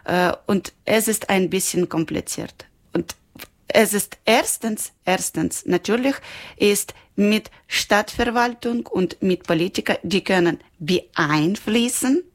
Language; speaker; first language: German; non-native, learner; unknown